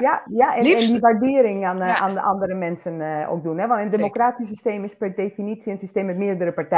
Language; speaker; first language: Dutch; non-native, fluent; Spanish